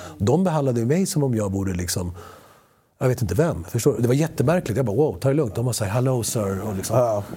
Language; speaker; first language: Swedish; early bilingual, other home language; Spanish